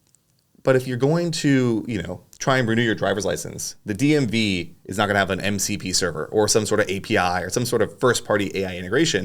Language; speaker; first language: English; native; English